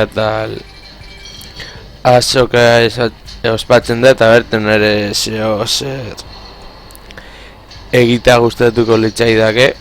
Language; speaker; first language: Basque; non-native, local second language; Spanish